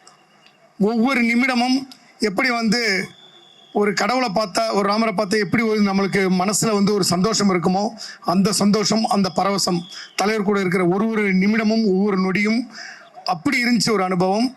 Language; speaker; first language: Tamil; native; Tamil